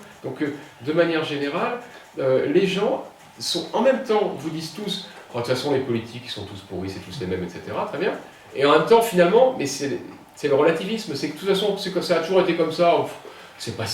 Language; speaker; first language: French; native; French